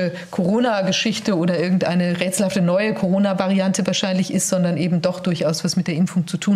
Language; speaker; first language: German; native; German